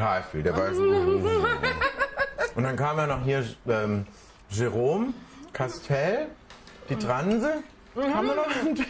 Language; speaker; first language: German; native; German